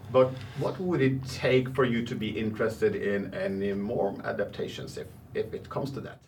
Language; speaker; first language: English; non-native, fluent; Norwegian